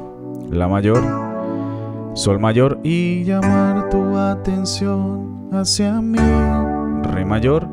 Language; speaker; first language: Spanish; native; Spanish